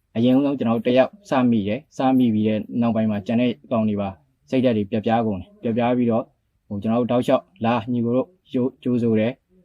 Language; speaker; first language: Burmese; native; Burmese